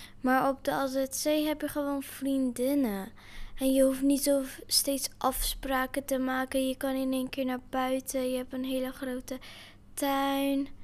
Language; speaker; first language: Dutch; early bilingual, other home language; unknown